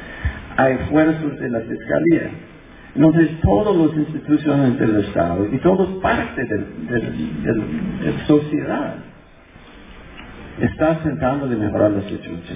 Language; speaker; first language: Spanish; non-native, fluent; English